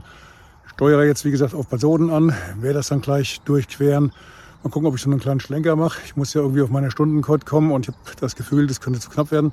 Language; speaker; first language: German; native; German